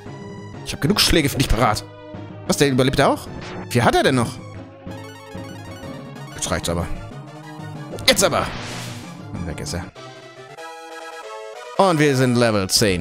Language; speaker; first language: German; native; German